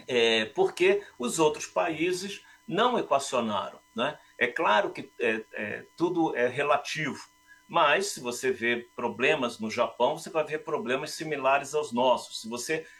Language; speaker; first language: Portuguese; native; Portuguese